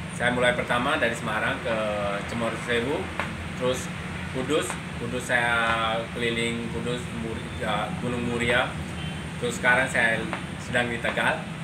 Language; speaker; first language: Indonesian; non-native, fluent; Urdu